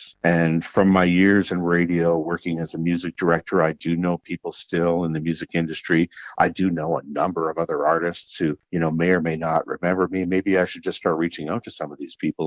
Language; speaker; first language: English; native; English